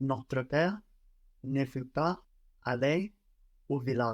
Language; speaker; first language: French; non-native, learner; English